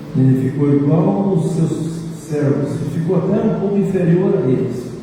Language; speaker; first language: Portuguese; native; Portuguese